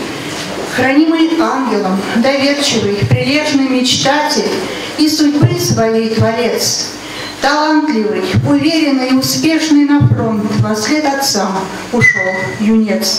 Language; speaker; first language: Russian; native; Russian